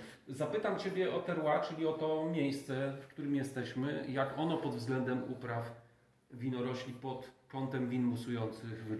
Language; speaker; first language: Polish; native; Polish